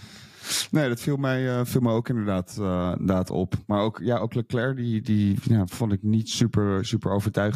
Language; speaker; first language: Dutch; native; Dutch